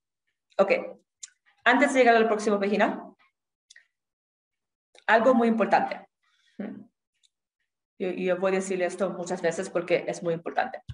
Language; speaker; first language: Spanish; non-native, fluent; English